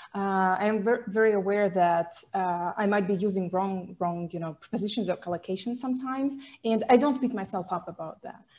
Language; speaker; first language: English; non-native, fluent; Russian